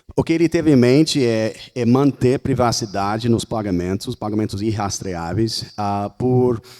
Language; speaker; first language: Portuguese; non-native, fluent; English